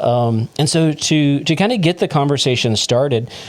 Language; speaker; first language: English; native; English